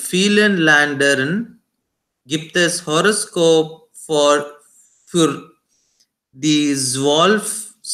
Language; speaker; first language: German; non-native, learner; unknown